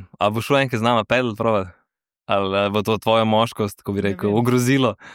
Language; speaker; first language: Slovenian; early bilingual, other home language; Serbian